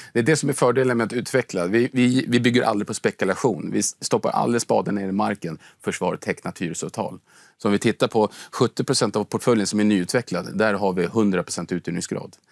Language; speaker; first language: Swedish; native; Swedish